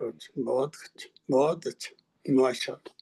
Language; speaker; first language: Hindi; non-native, local second language; Punjabi